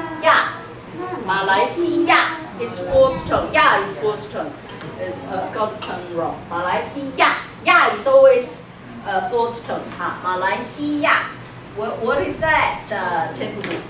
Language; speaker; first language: English; non-native, fluent; Chinese